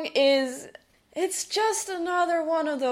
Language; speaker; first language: English; non-native, fluent; Dutch